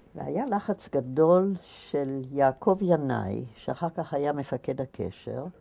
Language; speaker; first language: Hebrew; native; Hebrew